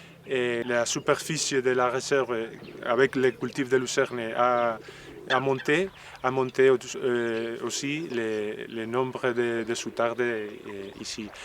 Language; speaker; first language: French; non-native, learner; Spanish